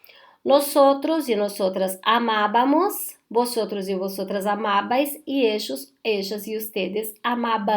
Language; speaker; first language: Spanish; non-native, fluent; Portuguese